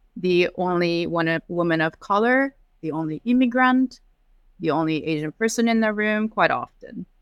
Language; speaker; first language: English; early bilingual, other home language; Japanese